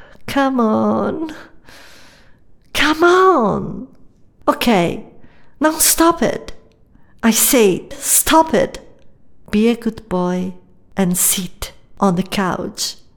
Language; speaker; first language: English; non-native, fluent; Italian